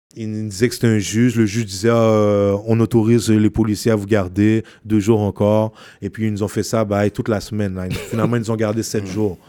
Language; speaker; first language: French; native; French